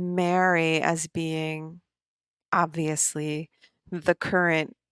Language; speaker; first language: English; native; English